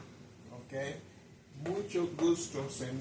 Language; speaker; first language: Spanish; non-native, learner; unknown